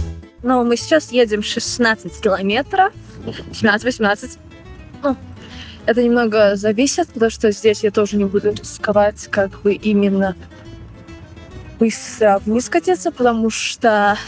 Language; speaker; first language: Russian; early bilingual, heritage; Russian